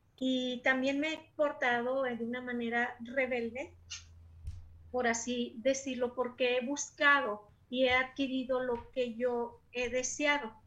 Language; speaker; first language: Spanish; native; Spanish